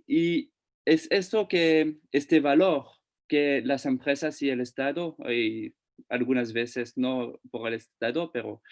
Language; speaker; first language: Spanish; non-native, fluent; French